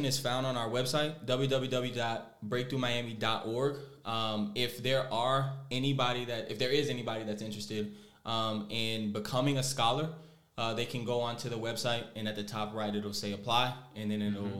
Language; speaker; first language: English; native; English